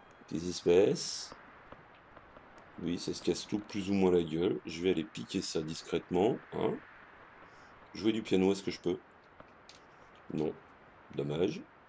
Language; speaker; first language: French; native; French